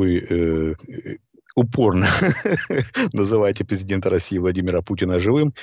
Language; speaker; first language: Russian; native; Russian